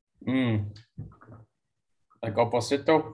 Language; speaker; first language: Spanish; non-native, learner; English